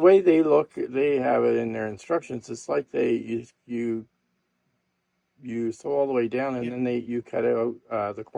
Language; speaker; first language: English; native; English